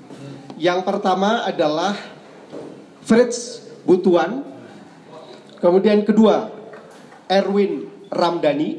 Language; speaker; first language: Indonesian; native; Indonesian